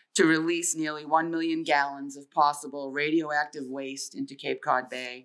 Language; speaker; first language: English; native; English